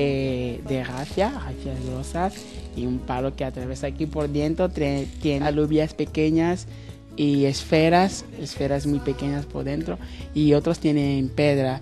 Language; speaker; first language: Spanish; non-native, fluent; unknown